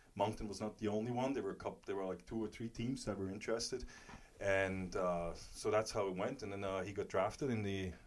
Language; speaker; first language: English; non-native, fluent; German